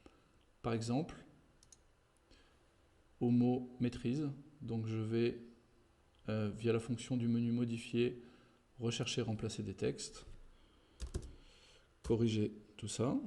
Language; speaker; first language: French; native; French